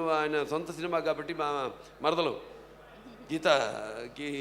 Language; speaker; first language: Telugu; native; Telugu